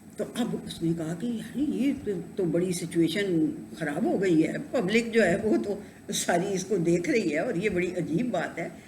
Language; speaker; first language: Urdu; non-native, local second language; Punjabi